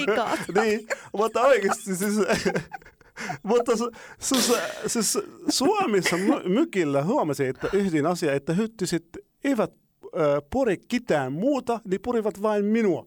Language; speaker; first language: Finnish; non-native, fluent; Arabic